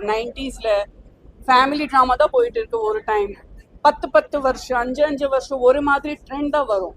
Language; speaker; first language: Tamil; non-native, fluent; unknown